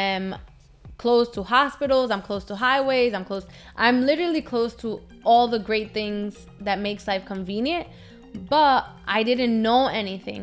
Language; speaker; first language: English; early bilingual, other home language; Spanish